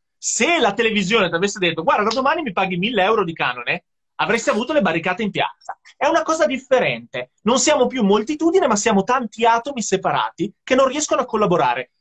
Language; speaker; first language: Italian; native; Italian